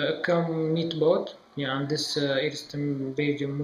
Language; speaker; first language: Dutch; non-native, learner; Arabic